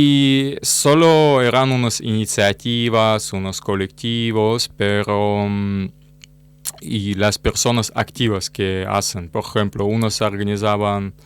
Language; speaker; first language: Spanish; non-native, learner; Russian